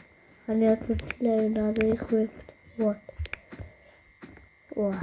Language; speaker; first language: Russian; early bilingual, heritage; Russian